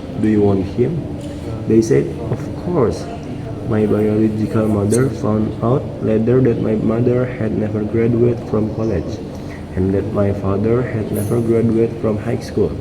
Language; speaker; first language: English; non-native, learner; Indonesian